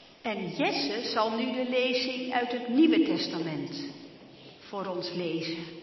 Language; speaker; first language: Dutch; native; Dutch